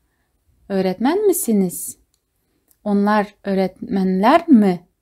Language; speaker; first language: Turkish; non-native, fluent; Kazakh